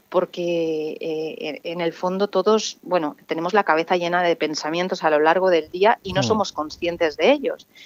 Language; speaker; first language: Spanish; native; Spanish